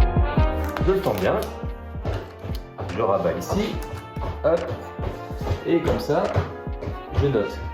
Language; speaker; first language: French; native; French